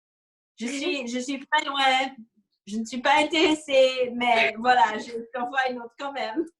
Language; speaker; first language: French; non-native, fluent; English